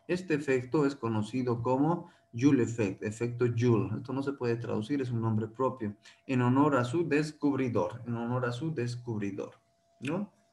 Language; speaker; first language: Spanish; native; Spanish